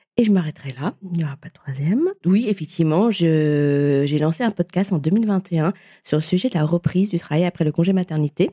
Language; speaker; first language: French; early bilingual, other home language; Vietnamese